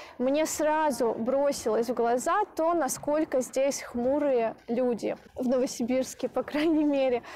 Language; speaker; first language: Russian; native; Russian